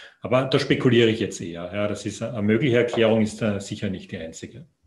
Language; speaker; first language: German; native; German